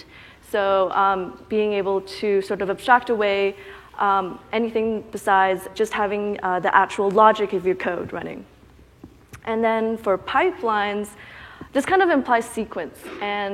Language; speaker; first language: English; native; English